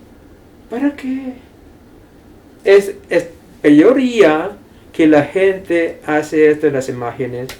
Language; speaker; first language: Spanish; non-native, fluent; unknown